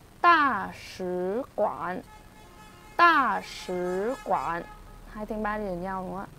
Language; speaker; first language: Chinese; non-native, fluent; Vietnamese